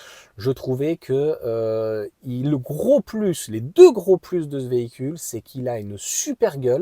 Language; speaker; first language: French; native; French